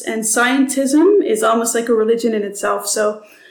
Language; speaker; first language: English; non-native, fluent; Dutch